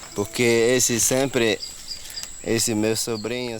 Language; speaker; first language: Portuguese; non-native, local second language; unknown